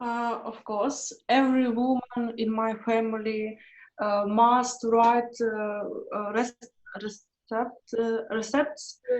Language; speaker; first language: English; non-native, learner; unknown